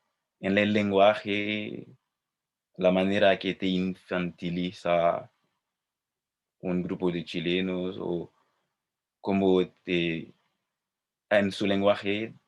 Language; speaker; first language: Spanish; non-native, fluent; Haitian Creole